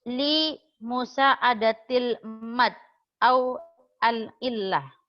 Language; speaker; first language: Arabic; non-native, fluent; Indonesian